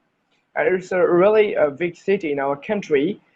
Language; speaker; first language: English; non-native, learner; Bangla